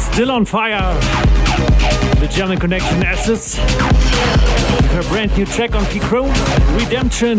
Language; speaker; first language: English; non-native, fluent; German